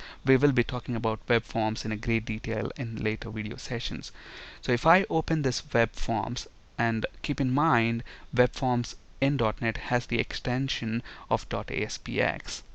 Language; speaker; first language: English; non-native, local second language; Telugu